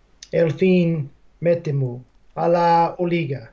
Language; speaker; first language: Greek; non-native, fluent; English